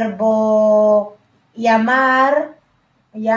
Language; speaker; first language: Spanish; non-native, learner; Filipino